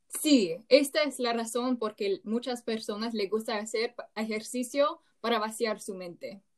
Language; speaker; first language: Spanish; non-native, learner; English